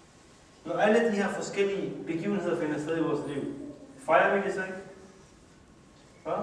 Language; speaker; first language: Danish; early bilingual, other home language; Urdu